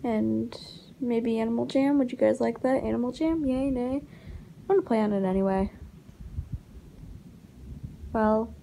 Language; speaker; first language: English; native; English